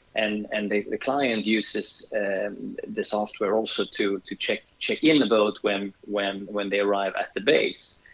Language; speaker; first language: English; non-native, fluent; Swedish